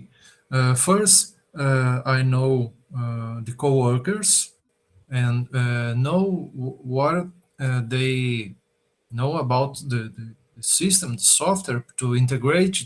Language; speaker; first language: English; non-native, learner; Portuguese